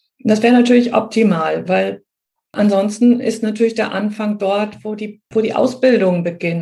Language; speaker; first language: German; native; German